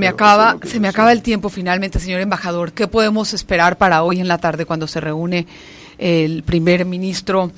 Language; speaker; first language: Spanish; native; Spanish